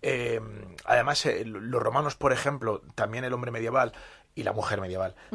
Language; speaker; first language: Spanish; native; Spanish